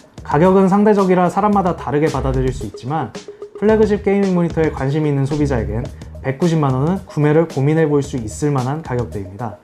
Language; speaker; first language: Korean; native; Korean